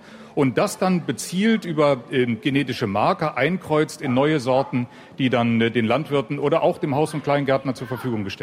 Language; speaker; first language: German; native; German